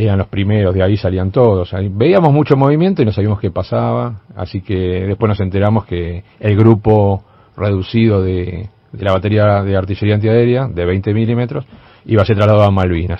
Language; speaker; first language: Spanish; native; Spanish